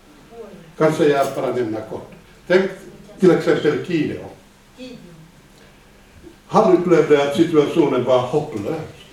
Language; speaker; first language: Swedish; non-native, fluent; Finnish